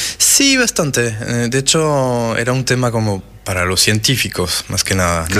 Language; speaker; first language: Spanish; non-native, fluent; French